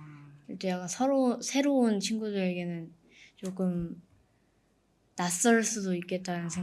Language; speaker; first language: Korean; early bilingual, heritage; Korean